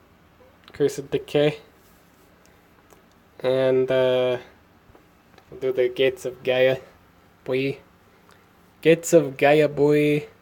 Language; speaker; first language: English; native; English